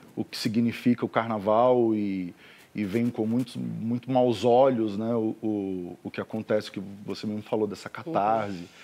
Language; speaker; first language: Portuguese; native; Portuguese